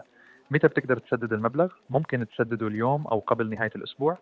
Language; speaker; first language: Arabic; native; Arabic